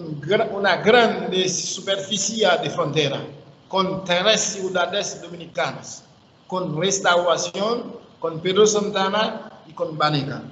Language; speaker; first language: Spanish; non-native, learner; Haitian Creole